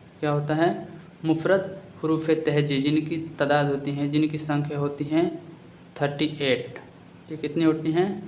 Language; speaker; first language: Hindi; native; Hindi